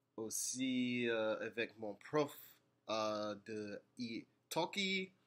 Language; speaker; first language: French; non-native, learner; English